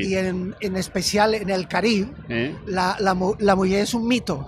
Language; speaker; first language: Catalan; non-native, fluent; Spanish